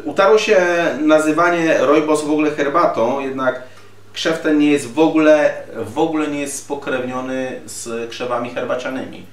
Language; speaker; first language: Polish; native; Polish